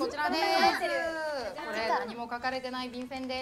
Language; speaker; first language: Japanese; native; Japanese